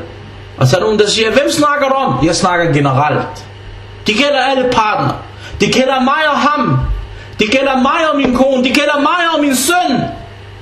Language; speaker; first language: Danish; early bilingual, other home language; Arabic